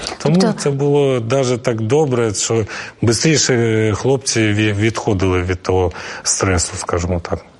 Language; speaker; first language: Ukrainian; non-native, local second language; Russian